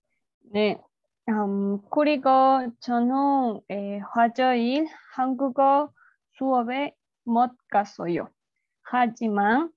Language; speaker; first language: Korean; non-native, learner; Spanish